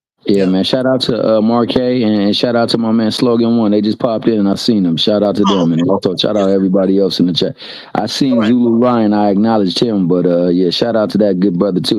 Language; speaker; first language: English; native; English